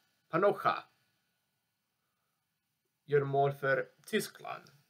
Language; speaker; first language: Swedish; non-native, learner; English